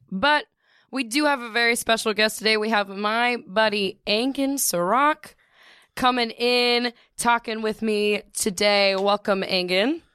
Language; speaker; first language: English; native; English